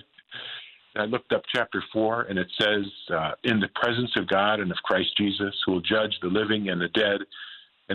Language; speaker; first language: English; native; English